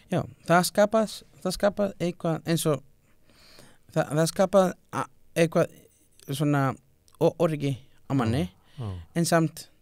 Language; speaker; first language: Icelandic; non-native, learner; Spanish